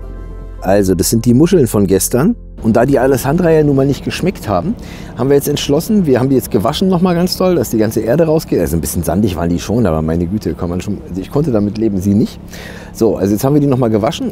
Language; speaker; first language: German; native; German